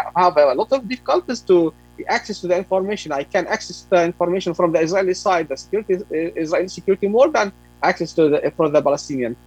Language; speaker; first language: English; non-native, fluent; Arabic